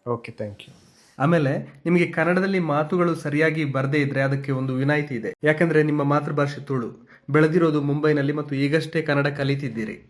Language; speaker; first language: Kannada; native; Kannada